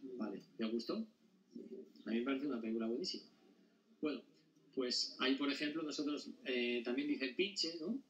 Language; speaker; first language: Spanish; native; Spanish